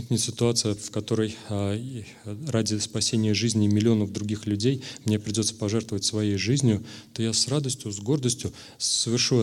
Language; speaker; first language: Russian; native; Russian